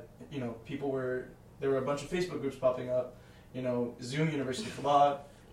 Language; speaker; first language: English; native; English